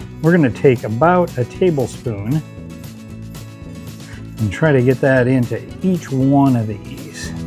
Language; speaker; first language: English; native; English